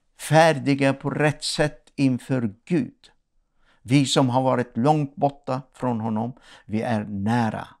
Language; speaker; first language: Swedish; non-native, fluent; Arabic